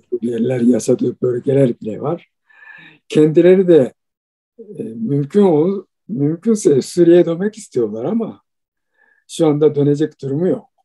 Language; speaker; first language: Turkish; non-native, fluent; Japanese